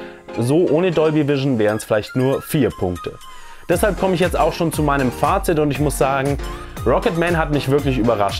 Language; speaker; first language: German; native; German